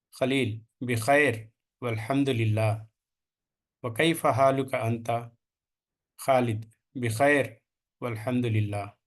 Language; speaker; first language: Arabic; non-native, fluent; Telugu